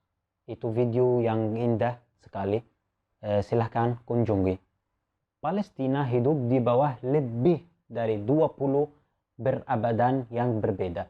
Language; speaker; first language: Indonesian; non-native, fluent; Arabic